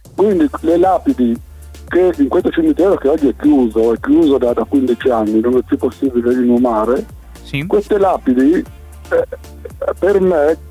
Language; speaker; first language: Italian; native; Italian